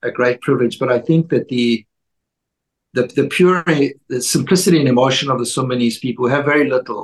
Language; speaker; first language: English; native; English